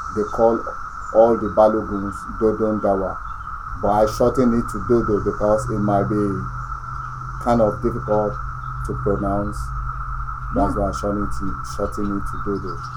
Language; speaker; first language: English; non-native, local second language; Yoruba